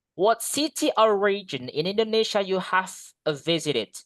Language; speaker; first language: English; non-native, fluent; Indonesian